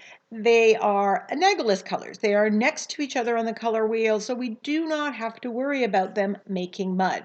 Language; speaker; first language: English; native; English